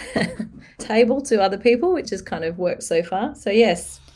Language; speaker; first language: English; native; English